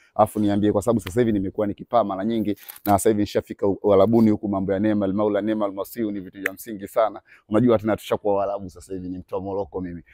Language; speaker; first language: Swahili; native; Swahili